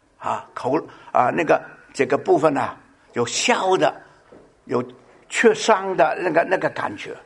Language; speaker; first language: Chinese; non-native, local second language; Cantonese